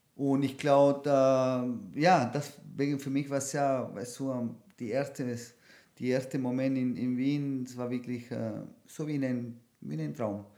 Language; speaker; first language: German; non-native, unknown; Spanish